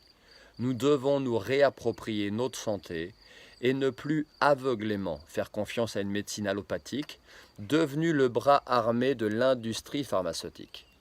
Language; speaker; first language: French; native; French